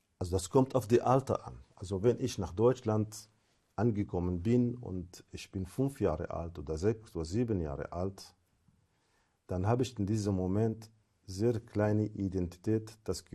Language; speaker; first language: German; non-native, fluent; Arabic